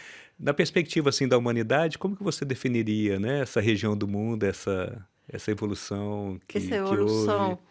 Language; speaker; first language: Portuguese; native; Portuguese